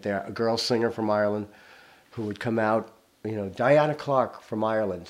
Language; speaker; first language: English; native; English